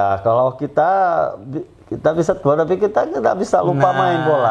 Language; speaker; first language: Indonesian; non-native, fluent; Portuguese